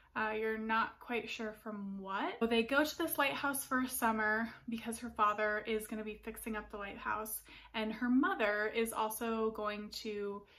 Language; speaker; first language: English; native; English